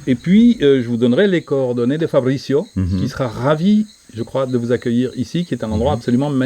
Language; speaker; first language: French; native; French